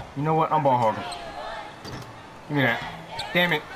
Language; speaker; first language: English; native; English